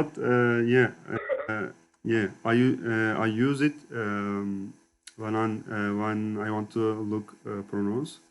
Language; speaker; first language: English; non-native, learner; Turkish